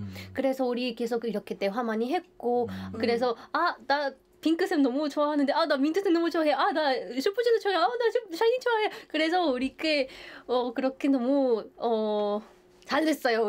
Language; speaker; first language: Korean; non-native, fluent; Spanish